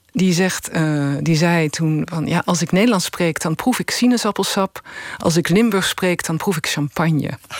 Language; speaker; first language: Dutch; native; Dutch